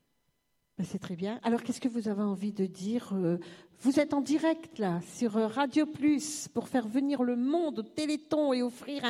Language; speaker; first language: French; native; French